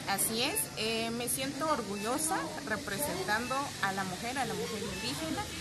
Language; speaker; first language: Spanish; non-native, local second language; Tzotzil